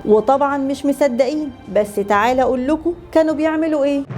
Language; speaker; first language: Arabic; native; Arabic